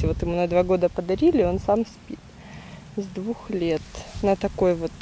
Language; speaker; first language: Russian; native; Russian